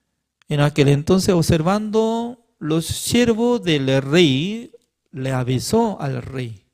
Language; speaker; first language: Spanish; non-native, learner; Korean